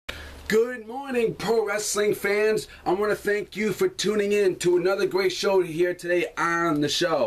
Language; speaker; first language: English; native; English